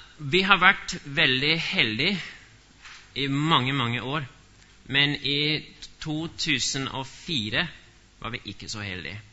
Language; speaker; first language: Norwegian; non-native, fluent; English